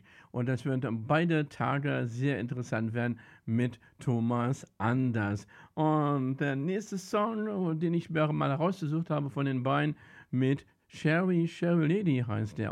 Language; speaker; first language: German; native; German